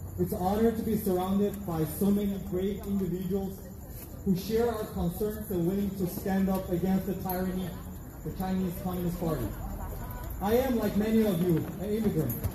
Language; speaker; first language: English; non-native, fluent; Uyghur